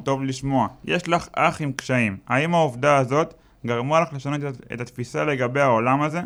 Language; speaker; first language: Hebrew; native; Hebrew